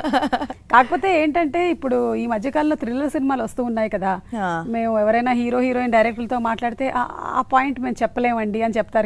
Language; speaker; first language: Telugu; native; Telugu